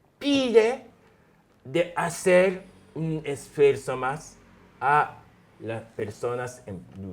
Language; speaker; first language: Spanish; non-native, fluent; Japanese